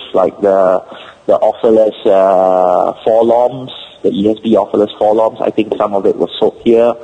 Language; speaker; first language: English; native; English